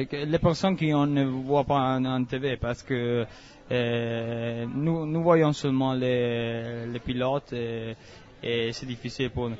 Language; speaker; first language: French; non-native, learner; Italian